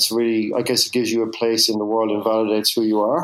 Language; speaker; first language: English; native; English